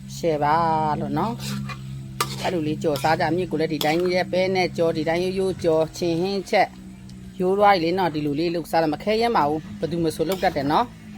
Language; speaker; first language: Burmese; non-native, local second language; Shan